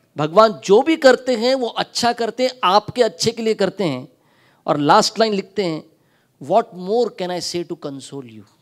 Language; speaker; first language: Hindi; non-native, local second language; Marathi